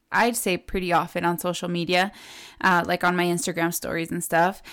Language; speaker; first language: English; early bilingual, other home language; Spanish